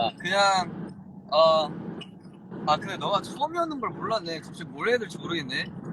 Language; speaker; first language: Korean; early bilingual, other home language; English